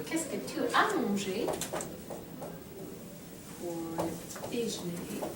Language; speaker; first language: French; non-native, fluent; English